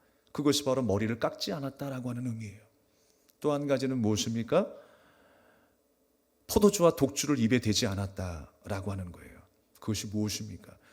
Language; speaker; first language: Korean; native; Korean